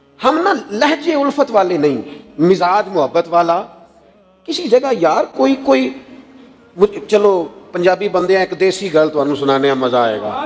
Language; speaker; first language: Urdu; non-native, local second language; Punjabi